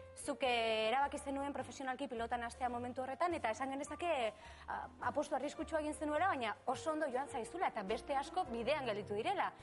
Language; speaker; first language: Basque; native; Basque